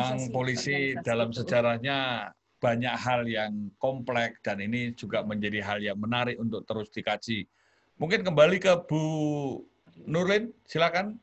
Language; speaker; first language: Indonesian; native; Indonesian